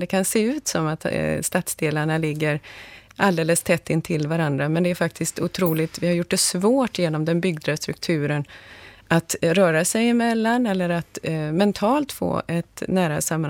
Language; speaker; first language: Swedish; native; Swedish